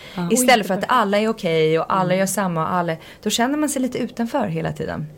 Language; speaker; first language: Swedish; early bilingual, heritage; Swedish